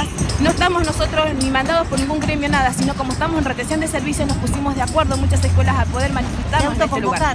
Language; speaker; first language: Spanish; native; Spanish